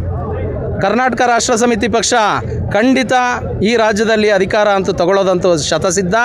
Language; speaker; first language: Kannada; native; Kannada